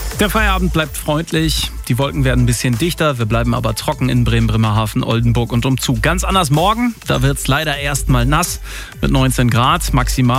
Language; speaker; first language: German; native; German